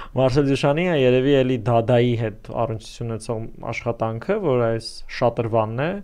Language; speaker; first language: Armenian; native; Armenian